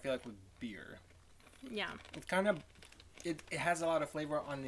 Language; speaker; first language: English; non-native, fluent; Lithuanian